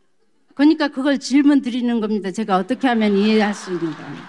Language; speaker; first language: Korean; native; Korean